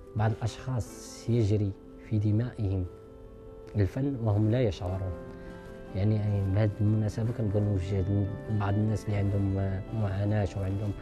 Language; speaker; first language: Arabic; native; Arabic